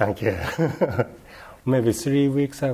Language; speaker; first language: English; non-native, learner; Japanese